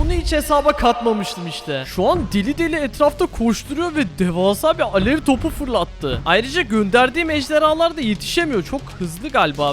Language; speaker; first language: Turkish; native; Turkish